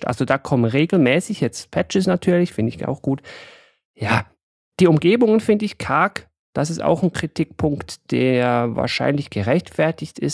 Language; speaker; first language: German; native; German